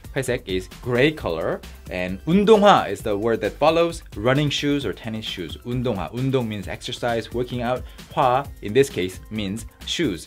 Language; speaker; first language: English; non-native, fluent; Korean